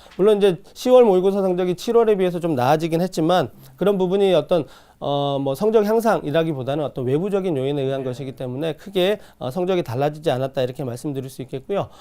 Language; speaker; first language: Korean; native; Korean